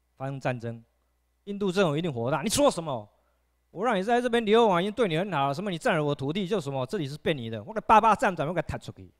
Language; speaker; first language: Chinese; native; Chinese